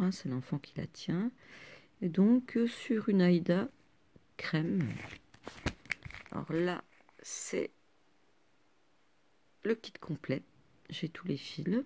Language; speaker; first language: French; native; French